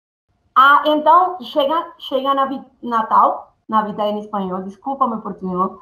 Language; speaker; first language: Portuguese; non-native, fluent; Spanish